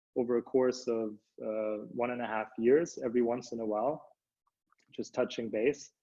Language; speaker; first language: English; early bilingual, other home language; German